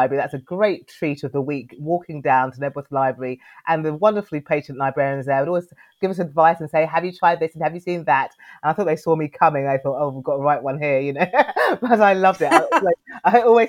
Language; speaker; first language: English; native; English